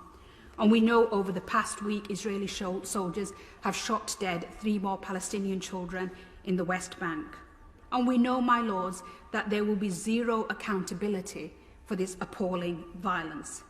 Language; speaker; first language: English; native; English